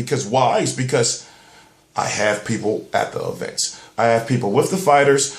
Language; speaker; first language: English; native; English